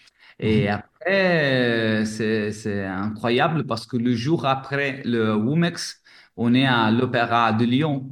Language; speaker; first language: French; non-native, fluent; Italian